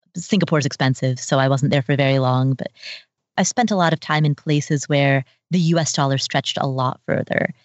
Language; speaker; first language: English; early bilingual, other home language; Nepali